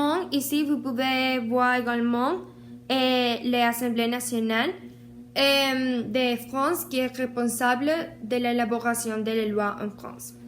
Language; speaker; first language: French; non-native, learner; Spanish